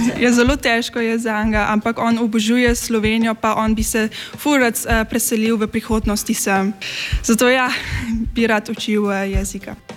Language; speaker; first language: Slovenian; early bilingual, heritage; Dutch